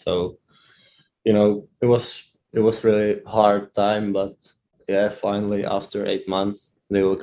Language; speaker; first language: English; non-native, fluent; Czech